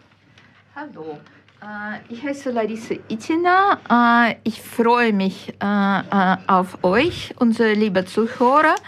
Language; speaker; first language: German; non-native, fluent; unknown